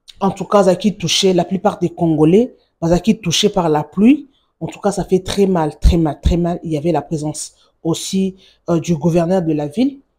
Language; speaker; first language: French; non-native, local second language; Lingala